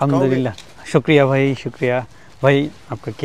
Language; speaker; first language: Hindi; non-native, learner; Bangla